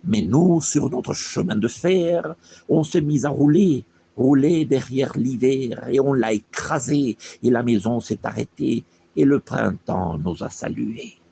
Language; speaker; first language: French; non-native, fluent; Spanish